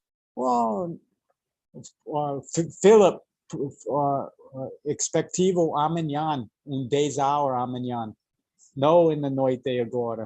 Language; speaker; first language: Portuguese; non-native, learner; English